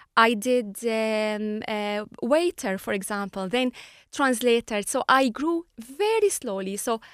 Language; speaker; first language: English; non-native, fluent; Arabic